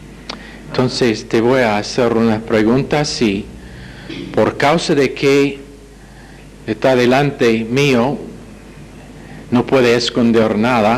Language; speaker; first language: Spanish; non-native, fluent; English